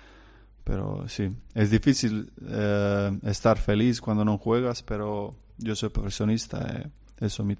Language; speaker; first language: Spanish; non-native, learner; Croatian